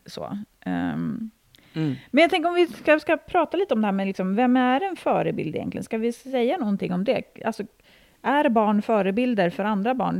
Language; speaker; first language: Swedish; native; Swedish